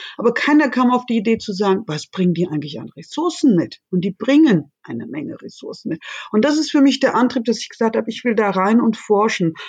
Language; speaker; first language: German; early bilingual, other home language; Turkish